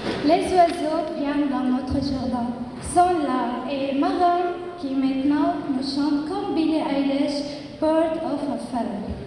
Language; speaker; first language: French; non-native, fluent; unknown